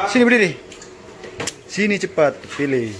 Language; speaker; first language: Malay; non-native, local second language; Javanese